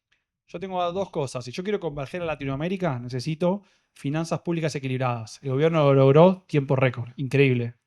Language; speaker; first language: Spanish; native; Spanish